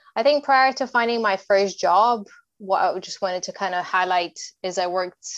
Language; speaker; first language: English; non-native, fluent; Bulgarian